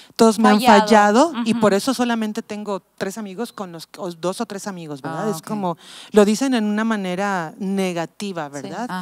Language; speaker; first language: Spanish; native; Spanish